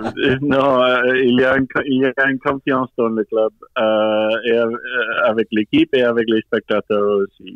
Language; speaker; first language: French; non-native, fluent; English